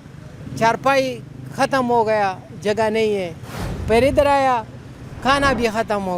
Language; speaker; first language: Hindi; non-native, local second language; Pashto